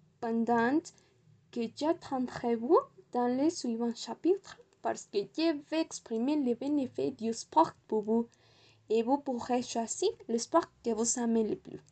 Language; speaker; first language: French; non-native, learner; Spanish